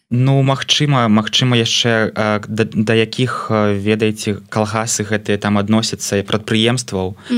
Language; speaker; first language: Belarusian; non-native, local second language; Russian